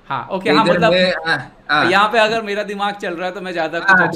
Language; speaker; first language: Hindi; native; Hindi